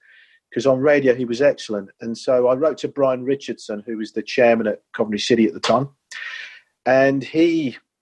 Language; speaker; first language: English; native; English